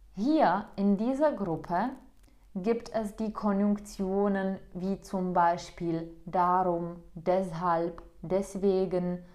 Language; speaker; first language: German; non-native, fluent; Czech